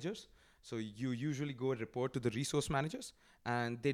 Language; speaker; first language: English; non-native, local second language; Odia